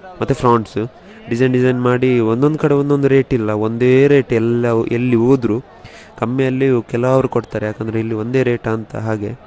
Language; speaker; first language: Kannada; non-native, local second language; Tulu